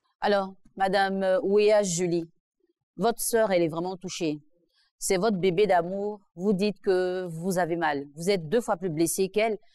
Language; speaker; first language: French; native; French